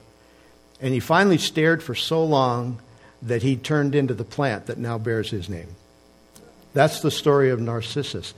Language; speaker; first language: English; native; English